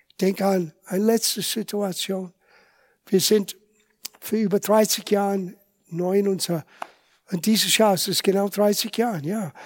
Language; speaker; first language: German; non-native, fluent; English